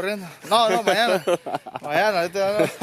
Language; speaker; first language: Spanish; native; Spanish